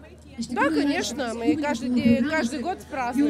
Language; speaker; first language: Russian; non-native, fluent; Lithuanian